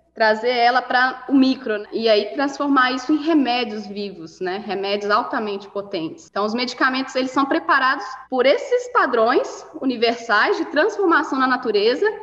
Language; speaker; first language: Portuguese; native; Portuguese